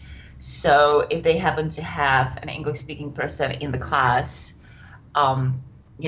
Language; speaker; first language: English; non-native, fluent; Czech